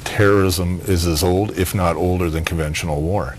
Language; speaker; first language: English; native; English